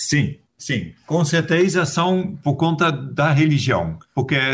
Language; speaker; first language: Portuguese; non-native, fluent; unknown